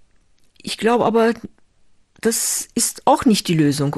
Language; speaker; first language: German; non-native, fluent; Turkish